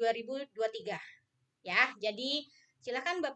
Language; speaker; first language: Indonesian; native; Indonesian